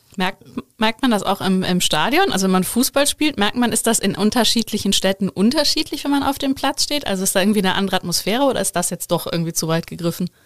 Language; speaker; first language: German; native; German